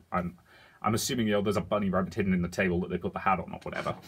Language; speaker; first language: English; native; English